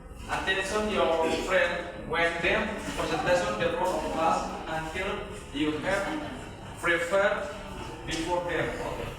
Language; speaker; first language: English; non-native, learner; Indonesian